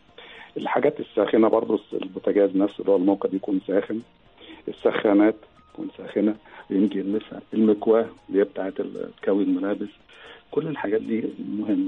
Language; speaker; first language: Arabic; native; Arabic